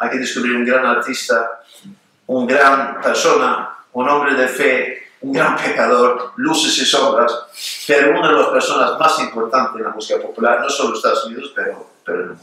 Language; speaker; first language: Spanish; non-native, fluent; Swedish